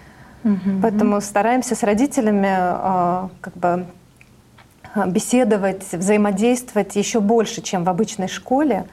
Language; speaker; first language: Russian; native; Russian